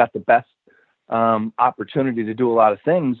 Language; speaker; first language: English; native; English